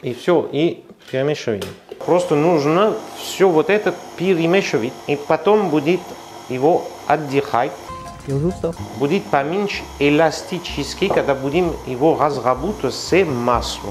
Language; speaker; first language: Russian; non-native, learner; French